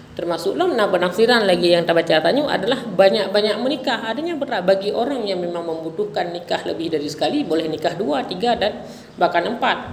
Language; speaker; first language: Indonesian; non-native, local second language; Achinese